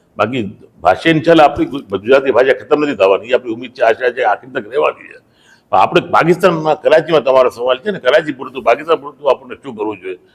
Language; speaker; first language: Gujarati; early bilingual, heritage; Gujarati